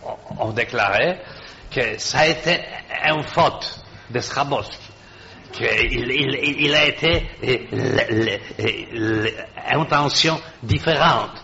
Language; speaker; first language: French; non-native, fluent; Polish